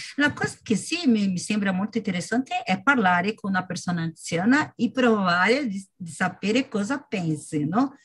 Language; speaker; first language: Italian; non-native, learner; Portuguese